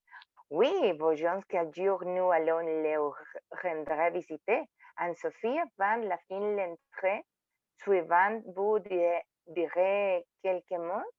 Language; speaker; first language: French; non-native, learner; Spanish